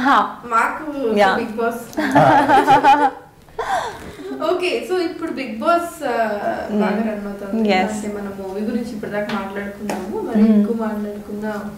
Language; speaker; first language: Telugu; native; Telugu